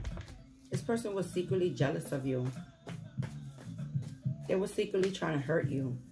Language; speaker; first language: English; native; English